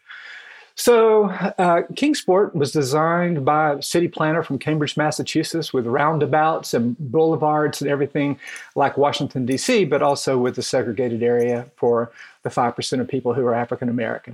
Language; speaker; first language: English; native; English